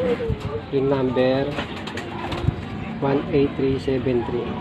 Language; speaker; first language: Filipino; native; Filipino